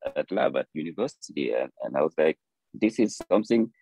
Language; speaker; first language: English; non-native, fluent; French